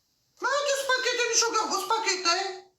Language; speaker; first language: Arabic; native; Arabic